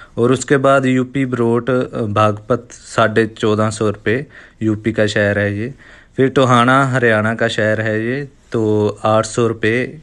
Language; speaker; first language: Hindi; non-native, local second language; Punjabi